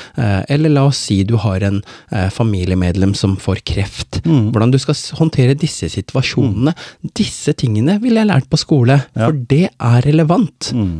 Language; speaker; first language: Norwegian; early bilingual, other home language; Tamil